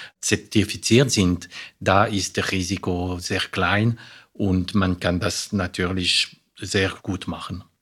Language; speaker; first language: German; non-native, fluent; French